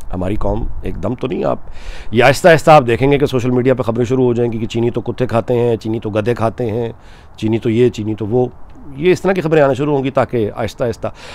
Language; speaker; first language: Urdu; native; Urdu